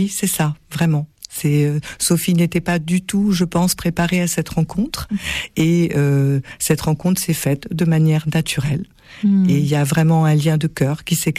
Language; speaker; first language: French; native; French